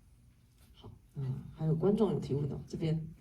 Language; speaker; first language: Chinese; native; Chinese